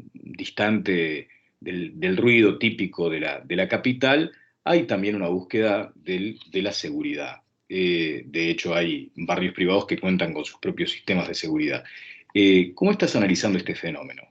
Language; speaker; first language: Spanish; native; Spanish